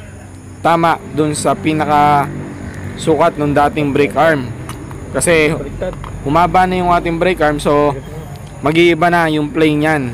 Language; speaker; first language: Filipino; native; Filipino